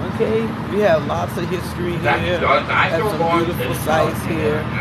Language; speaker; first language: English; native; English